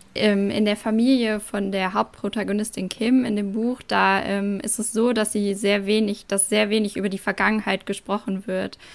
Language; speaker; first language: German; native; German